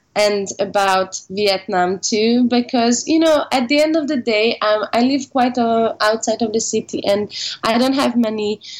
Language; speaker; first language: English; non-native, fluent; Hungarian